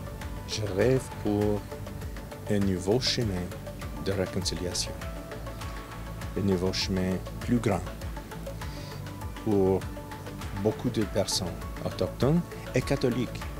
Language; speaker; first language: French; non-native, learner; English